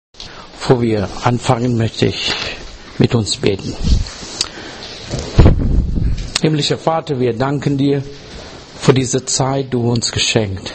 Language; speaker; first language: German; non-native, learner; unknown